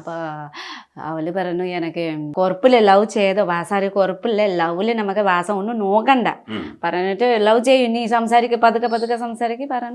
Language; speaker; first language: Malayalam; non-native, fluent; Nepali